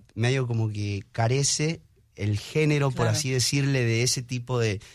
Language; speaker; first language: Spanish; native; Spanish